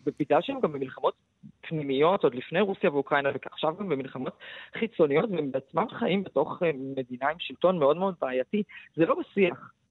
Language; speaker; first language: Hebrew; early bilingual, other home language; Russian